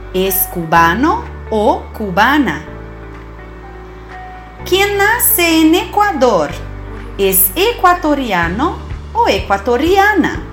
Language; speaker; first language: Spanish; non-native, fluent; Portuguese